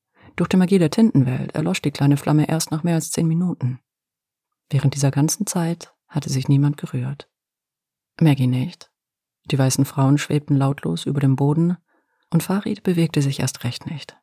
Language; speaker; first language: German; native; German